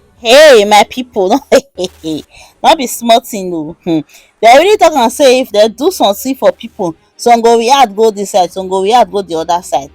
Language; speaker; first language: Nigerian Pidgin; native; Nigerian Pidgin